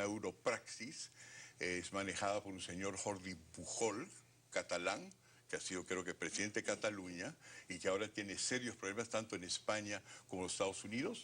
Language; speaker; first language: Spanish; native; Spanish